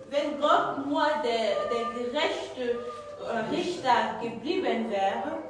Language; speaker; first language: German; non-native, fluent; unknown